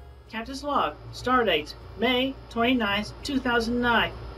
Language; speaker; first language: English; native; English